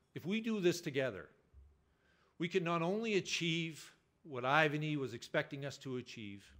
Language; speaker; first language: English; native; English